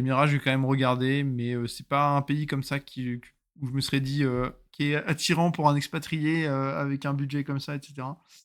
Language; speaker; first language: French; native; French